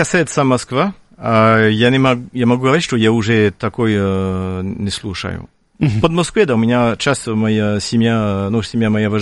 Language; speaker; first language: Russian; non-native, fluent; French